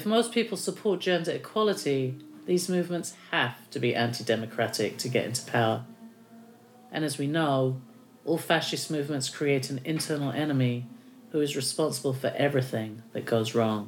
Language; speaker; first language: English; native; English